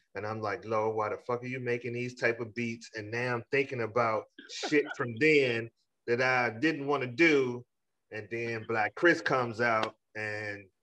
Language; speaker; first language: English; native; English